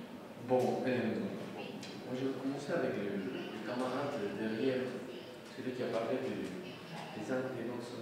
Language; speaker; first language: French; non-native, fluent; Spanish